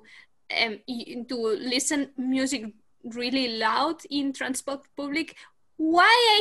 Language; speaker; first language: English; non-native, learner; Spanish